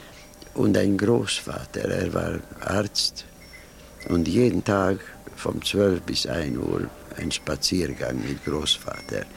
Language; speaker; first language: German; non-native, fluent; Hungarian